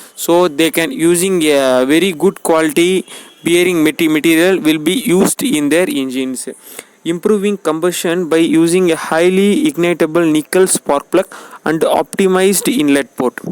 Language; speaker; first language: English; non-native, local second language; Tamil